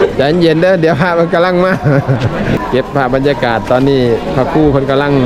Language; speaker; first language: Thai; native; Thai